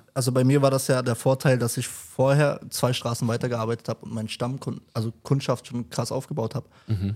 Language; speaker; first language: German; early bilingual, other home language; Turkish